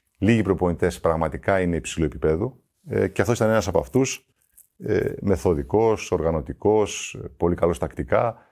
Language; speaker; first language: Greek; early bilingual, heritage; Greek